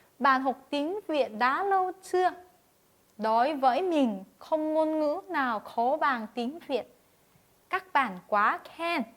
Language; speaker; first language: Vietnamese; non-native, fluent; Korean